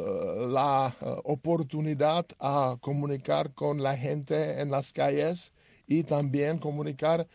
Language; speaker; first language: Spanish; non-native, learner; Czech